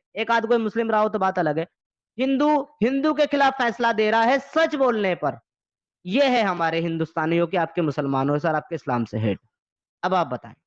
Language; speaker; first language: Urdu; native; Urdu